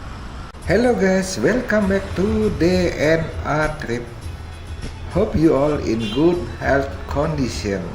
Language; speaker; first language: English; non-native, fluent; Indonesian